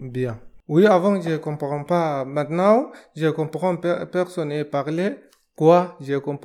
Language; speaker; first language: French; non-native, learner; Arabic